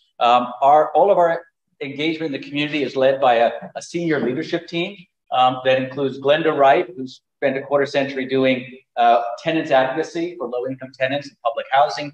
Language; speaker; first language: English; native; English